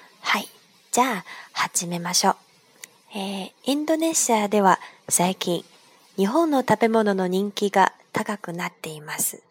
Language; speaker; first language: Japanese; non-native, fluent; Chinese